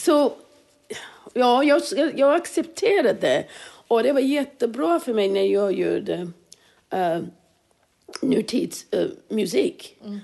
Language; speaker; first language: Swedish; non-native, fluent; English